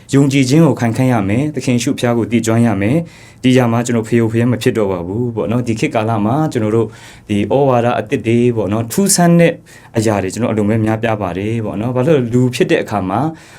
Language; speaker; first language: Burmese; non-native, local second language; Kachin